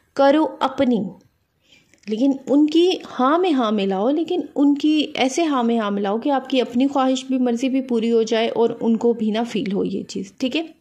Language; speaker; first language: Urdu; native; Urdu